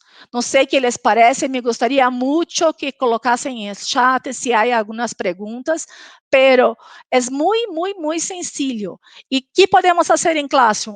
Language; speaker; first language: Spanish; non-native, local second language; Portuguese